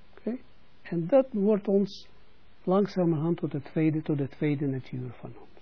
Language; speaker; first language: Dutch; non-native, fluent; Russian